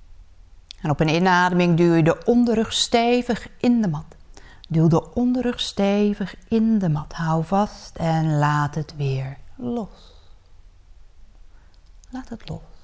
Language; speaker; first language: Dutch; native; Dutch